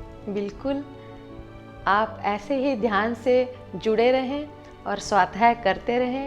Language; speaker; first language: Hindi; native; Hindi